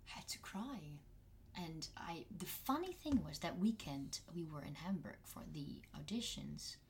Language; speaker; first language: English; non-native, fluent; Dutch